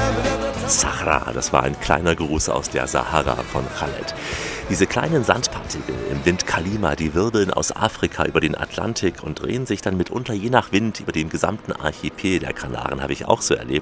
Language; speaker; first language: German; native; German